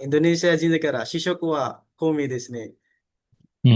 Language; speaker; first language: Japanese; non-native, learner; Indonesian